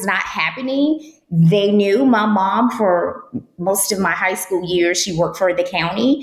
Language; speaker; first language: English; native; English